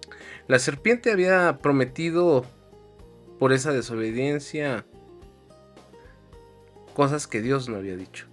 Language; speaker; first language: Spanish; native; Spanish